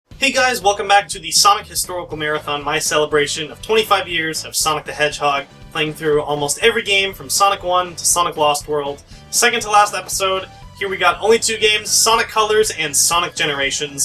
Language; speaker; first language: English; native; English